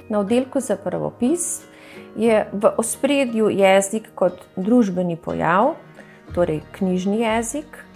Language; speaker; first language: Slovenian; native; Slovenian